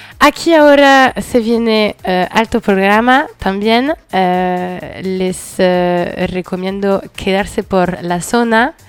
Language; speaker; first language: Spanish; non-native, fluent; French